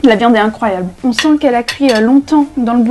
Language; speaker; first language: French; native; French